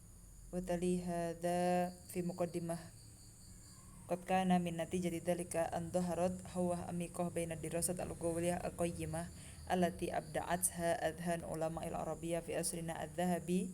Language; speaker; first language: Arabic; non-native, fluent; Indonesian